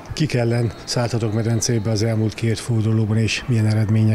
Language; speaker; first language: Hungarian; native; Hungarian